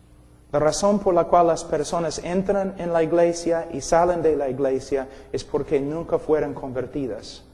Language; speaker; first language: Spanish; non-native, fluent; English